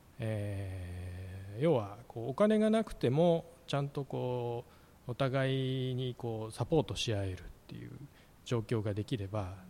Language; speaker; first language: Japanese; native; Japanese